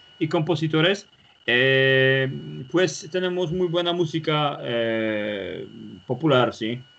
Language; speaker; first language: Spanish; non-native, learner; Polish